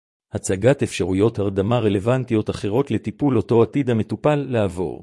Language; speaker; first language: Hebrew; native; Hebrew